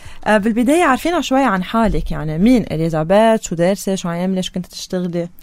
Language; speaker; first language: Arabic; native; Arabic